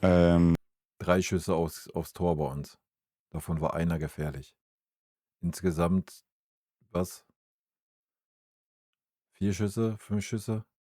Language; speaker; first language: German; native; German